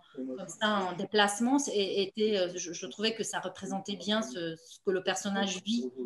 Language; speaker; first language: French; non-native, fluent; Romanian